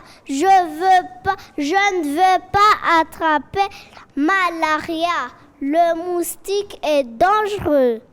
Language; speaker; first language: French; non-native, learner; Kinyarwanda